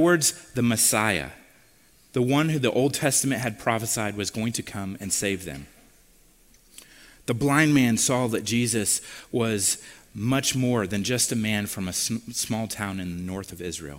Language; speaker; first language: English; native; English